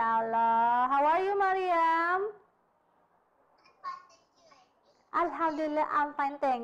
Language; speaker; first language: English; non-native, fluent; Indonesian